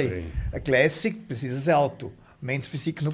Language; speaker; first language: Portuguese; non-native, fluent; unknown